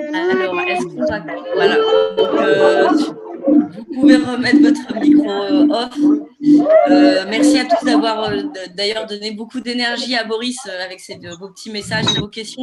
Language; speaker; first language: French; native; French